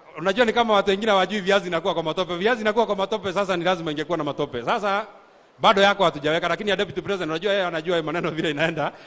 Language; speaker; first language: Swahili; non-native, local second language; Kikuyu